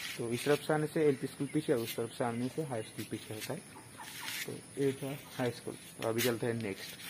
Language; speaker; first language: Hindi; non-native, local second language; Bangla